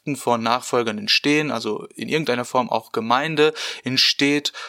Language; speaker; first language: German; native; German